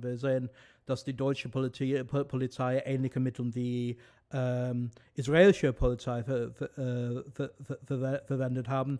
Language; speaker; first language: German; non-native, fluent; English